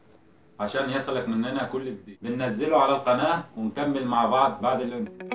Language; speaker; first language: Arabic; native; Arabic